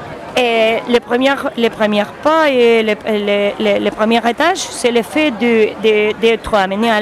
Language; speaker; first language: French; non-native, learner; Spanish